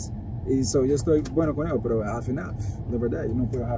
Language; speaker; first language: Spanish; non-native, learner; English